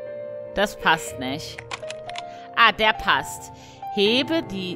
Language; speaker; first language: German; native; German